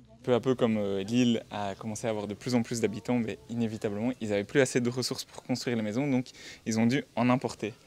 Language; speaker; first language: French; native; French